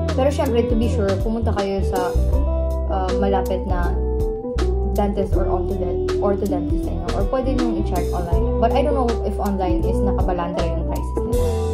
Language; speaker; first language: Filipino; non-native, local second language; Cebuano